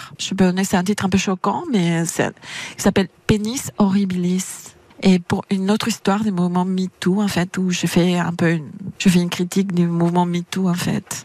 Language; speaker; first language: French; non-native, fluent; Spanish